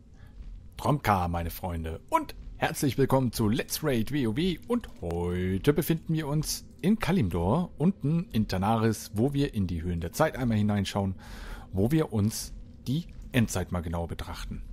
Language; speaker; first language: German; native; German